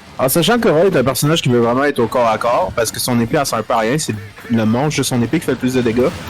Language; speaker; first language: French; native; French